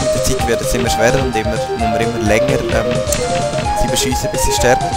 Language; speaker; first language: German; native; German